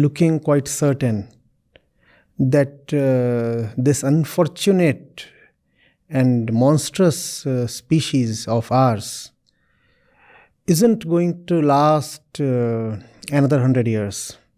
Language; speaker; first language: English; non-native, local second language; Hindi